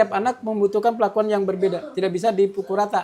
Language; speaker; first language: Indonesian; native; Indonesian